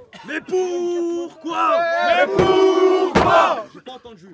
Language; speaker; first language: French; native; French